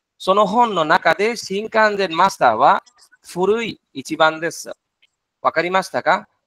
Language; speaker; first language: Japanese; non-native, fluent; Bangla